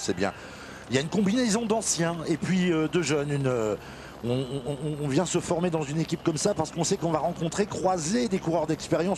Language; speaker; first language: French; native; French